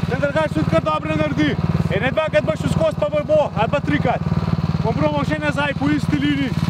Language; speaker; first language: Slovenian; native; Slovenian